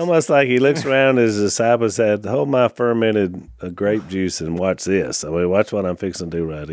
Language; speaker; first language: English; native; English